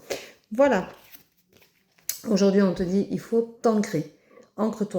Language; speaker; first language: French; native; French